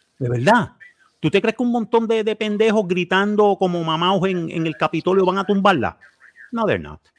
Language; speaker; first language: Spanish; native; Spanish